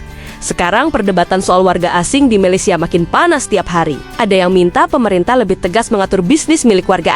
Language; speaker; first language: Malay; non-native, local second language; Indonesian